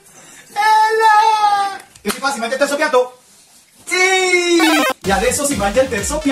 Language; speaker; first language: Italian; non-native, learner; Spanish